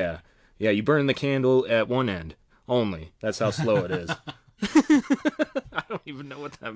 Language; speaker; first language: English; native; English